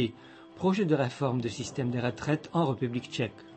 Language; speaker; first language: French; native; French